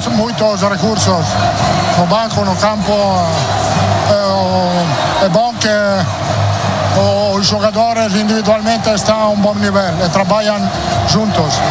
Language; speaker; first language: Portuguese; non-native, learner; Italian